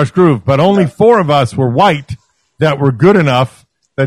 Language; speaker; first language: English; native; English